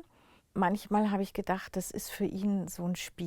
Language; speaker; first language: German; native; German